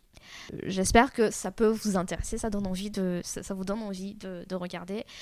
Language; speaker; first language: French; native; French